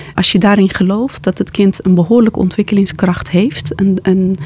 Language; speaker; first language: Dutch; non-native, fluent; Arabic